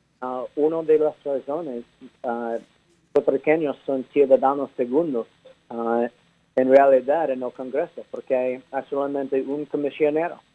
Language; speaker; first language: Spanish; early bilingual, heritage; English